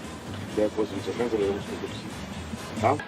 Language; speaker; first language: Spanish; native; Spanish